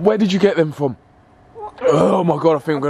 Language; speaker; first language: English; native; English